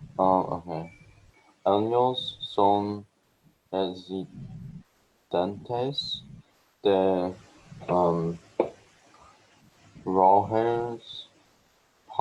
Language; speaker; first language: Spanish; non-native, learner; English